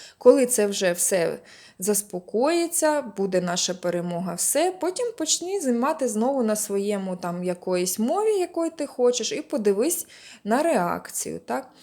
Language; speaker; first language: Ukrainian; non-native, local second language; Russian